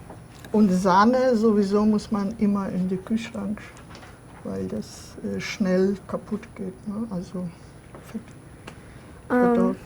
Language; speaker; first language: German; non-native, fluent; Polish